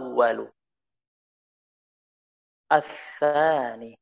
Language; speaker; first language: Arabic; non-native, fluent; Indonesian